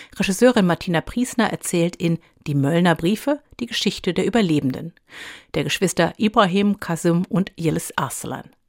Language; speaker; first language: German; native; German